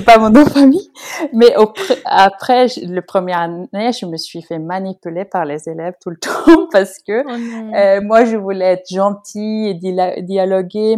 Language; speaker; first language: French; non-native, fluent; Norwegian